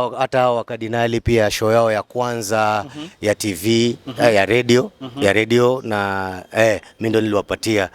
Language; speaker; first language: Swahili; native; Swahili